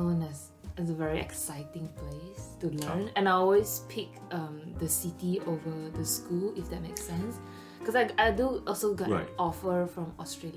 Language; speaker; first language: English; non-native, local second language; Chinese